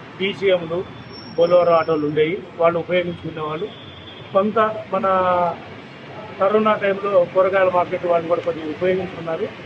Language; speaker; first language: Telugu; native; Telugu